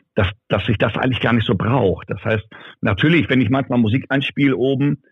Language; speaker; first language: German; native; German